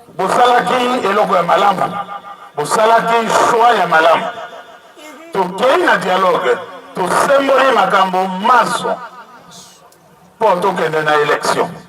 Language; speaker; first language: Lingala; non-native, local second language; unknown